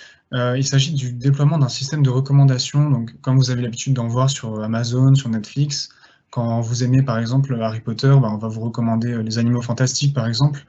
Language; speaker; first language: French; native; French